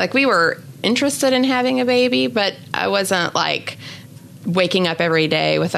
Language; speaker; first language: English; native; English